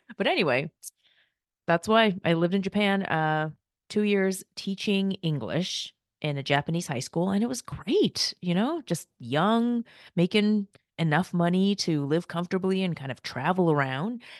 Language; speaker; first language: English; early bilingual, other home language; Korean